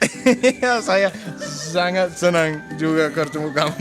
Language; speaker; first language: Indonesian; non-native, learner; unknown